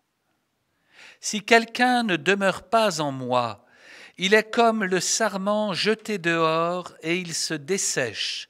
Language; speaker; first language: French; native; French